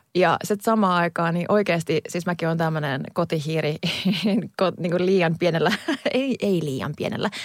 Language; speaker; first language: Finnish; native; Finnish